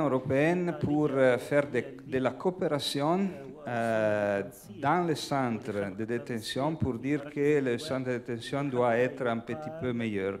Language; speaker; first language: French; non-native, fluent; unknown